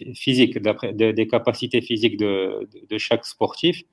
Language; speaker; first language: French; non-native, local second language; Arabic